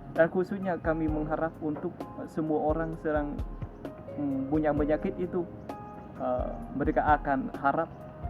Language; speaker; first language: Indonesian; non-native, learner; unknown